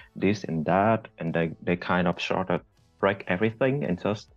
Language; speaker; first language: English; non-native, fluent; Vietnamese